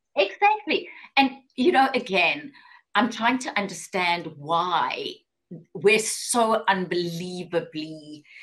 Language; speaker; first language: English; native; English